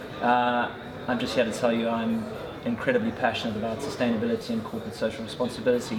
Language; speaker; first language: English; native; English